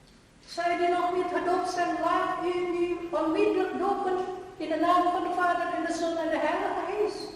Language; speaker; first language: Dutch; non-native, fluent; Indonesian